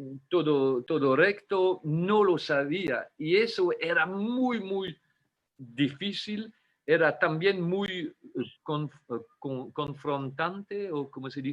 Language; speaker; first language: Spanish; non-native, fluent; French